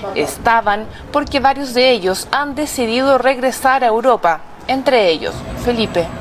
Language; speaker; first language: Spanish; native; Spanish